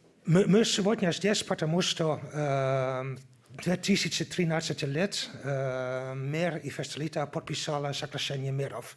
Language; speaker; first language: Russian; non-native, learner; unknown